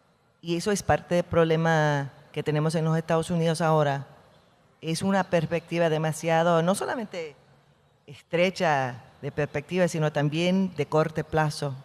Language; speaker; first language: Spanish; non-native, fluent; English